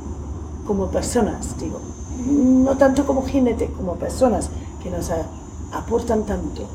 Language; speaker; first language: Spanish; non-native, fluent; English